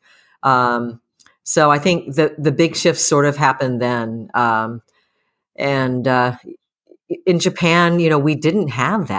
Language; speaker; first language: English; early bilingual, other home language; Japanese